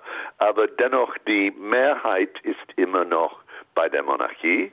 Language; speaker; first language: German; non-native, fluent; English